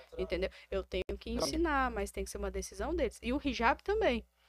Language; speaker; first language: Portuguese; native; Portuguese